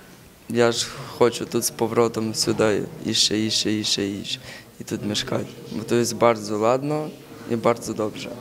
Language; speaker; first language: Polish; non-native, learner; Ukrainian